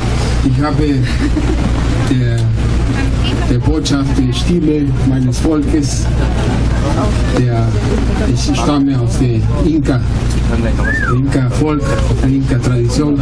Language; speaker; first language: German; non-native, fluent; Spanish